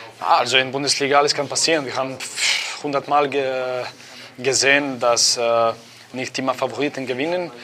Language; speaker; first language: German; non-native, learner; Croatian